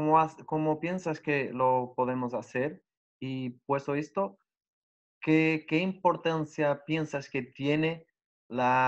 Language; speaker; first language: Spanish; non-native, learner; Portuguese